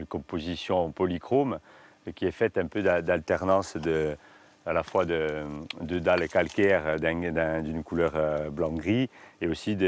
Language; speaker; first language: French; native; French